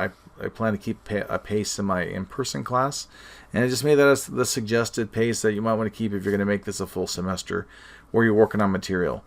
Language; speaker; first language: English; native; English